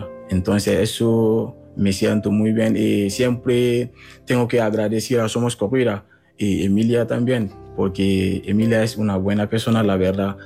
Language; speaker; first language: Spanish; non-native, fluent; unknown